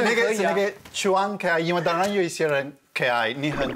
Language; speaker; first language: Chinese; non-native, fluent; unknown